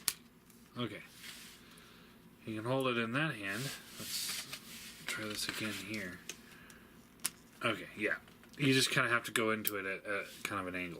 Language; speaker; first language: English; native; English